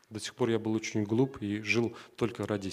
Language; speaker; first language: Russian; native; Russian